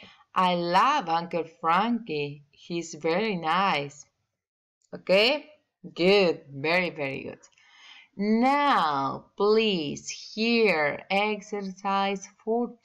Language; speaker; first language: English; non-native, learner; Spanish